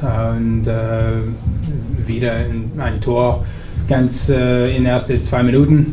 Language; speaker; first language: German; non-native, learner; English